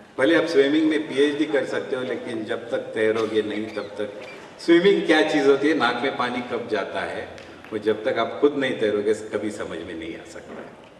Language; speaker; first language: Hindi; non-native, local second language; Marathi